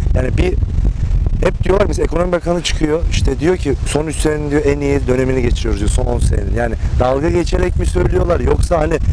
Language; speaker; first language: Turkish; non-native, fluent; Arabic